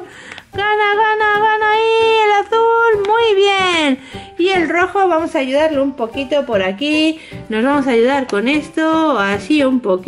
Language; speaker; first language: Spanish; native; Spanish